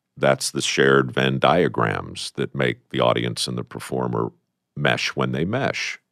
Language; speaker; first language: English; native; English